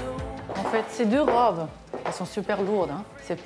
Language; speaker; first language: French; non-native, fluent; Chinese